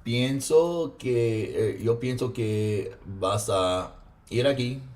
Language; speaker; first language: Spanish; non-native, learner; English